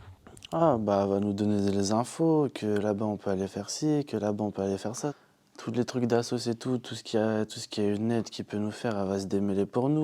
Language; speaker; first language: French; native; French